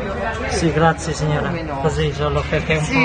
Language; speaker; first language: Italian; non-native, learner; Filipino